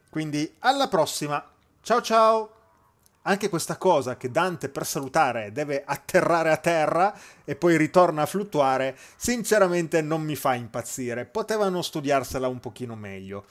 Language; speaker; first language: Italian; native; Italian